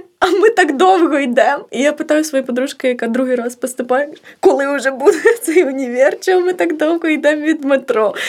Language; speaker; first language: Ukrainian; native; Ukrainian